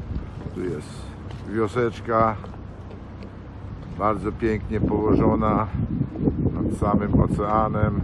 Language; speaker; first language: Polish; native; Polish